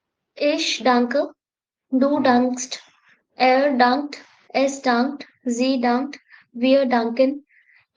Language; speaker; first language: German; non-native, learner; Hindi